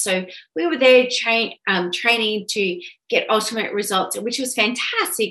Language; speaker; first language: English; native; English